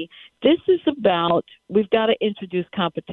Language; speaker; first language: English; native; English